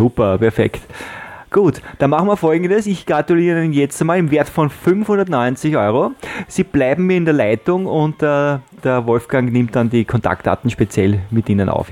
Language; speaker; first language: German; native; German